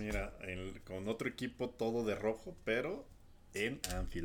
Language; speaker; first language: Spanish; native; Spanish